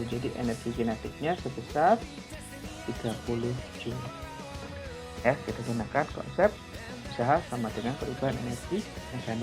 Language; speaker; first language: Indonesian; native; Indonesian